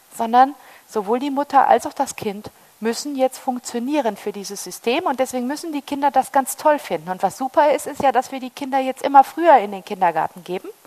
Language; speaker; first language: German; early bilingual, heritage; German